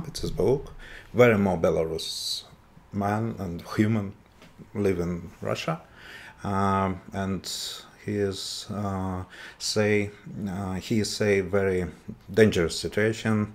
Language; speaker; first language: English; non-native, learner; Russian